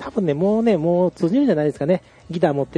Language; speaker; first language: Japanese; native; Japanese